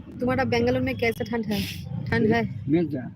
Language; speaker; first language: Hindi; non-native, local second language; Bangla